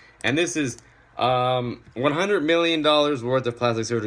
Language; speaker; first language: English; native; English